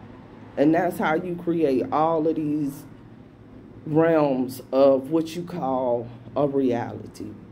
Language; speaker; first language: English; native; English